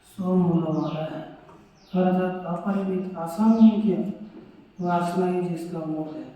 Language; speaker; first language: Hindi; non-native, local second language; Marathi